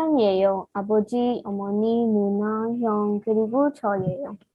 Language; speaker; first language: Korean; non-native, learner; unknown